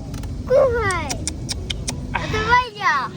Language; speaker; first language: Russian; early bilingual, heritage; Russian